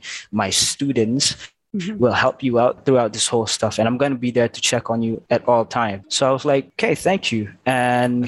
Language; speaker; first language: English; non-native, local second language; Malay